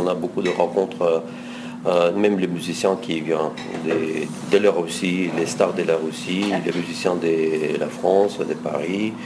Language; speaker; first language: French; non-native, fluent; Russian